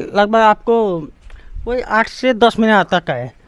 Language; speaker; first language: Hindi; non-native, local second language; Nepali